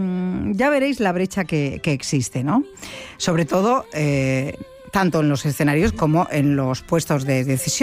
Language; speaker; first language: Spanish; native; Spanish